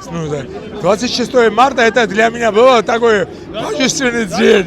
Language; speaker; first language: Russian; non-native, local second language; Georgian